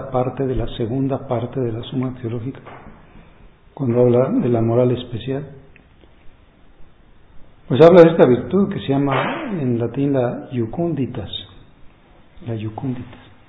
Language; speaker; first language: Spanish; native; Spanish